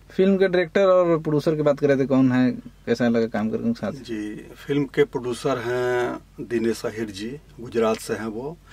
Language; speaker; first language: Hindi; native; Hindi